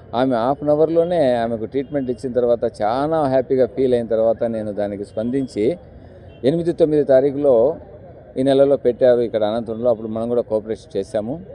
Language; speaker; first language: Telugu; native; Telugu